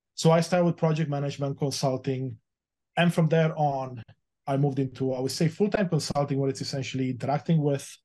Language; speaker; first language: English; early bilingual, other home language; Romanian